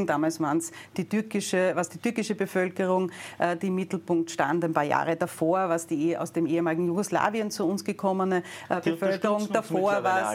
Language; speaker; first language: German; native; German